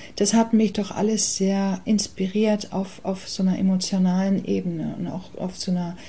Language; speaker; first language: German; early bilingual, other home language; English